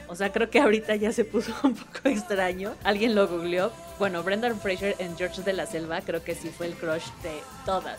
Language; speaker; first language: Spanish; native; Spanish